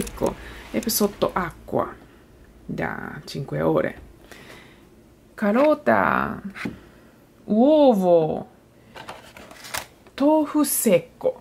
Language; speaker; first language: Italian; non-native, learner; Japanese